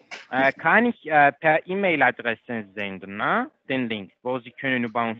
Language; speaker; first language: German; non-native, fluent; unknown